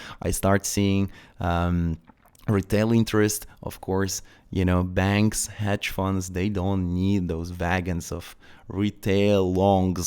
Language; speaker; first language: English; non-native, fluent; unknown